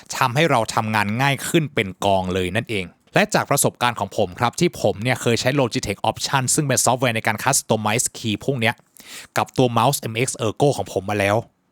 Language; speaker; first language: Thai; native; Thai